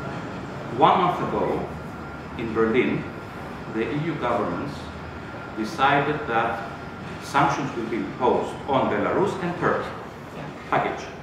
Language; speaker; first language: English; non-native, fluent; Greek